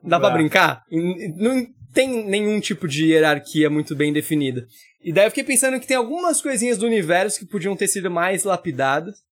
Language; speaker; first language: Portuguese; native; Portuguese